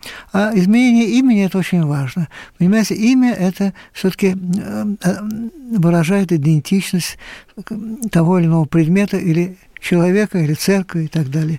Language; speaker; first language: Russian; native; Russian